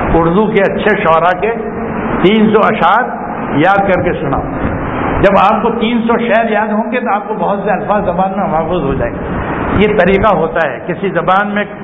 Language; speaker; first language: Urdu; non-native, local second language; Gujarati